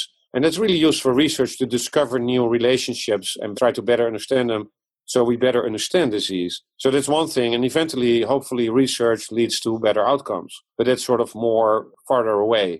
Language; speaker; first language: English; non-native, fluent; Dutch